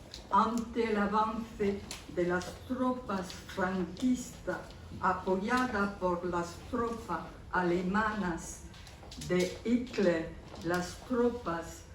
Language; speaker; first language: Spanish; early bilingual, heritage; Spanish